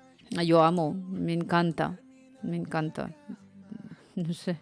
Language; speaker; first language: Spanish; non-native, fluent; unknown